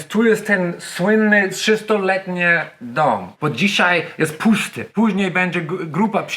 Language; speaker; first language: Polish; non-native, learner; English